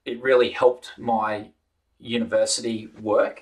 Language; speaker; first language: English; native; English